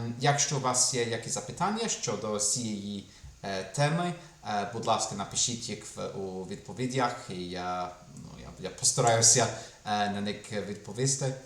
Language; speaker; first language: Ukrainian; non-native, fluent; English